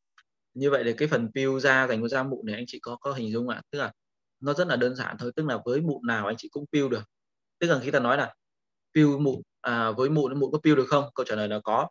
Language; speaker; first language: Vietnamese; native; Vietnamese